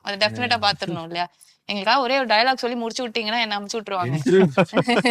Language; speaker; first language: Tamil; native; Tamil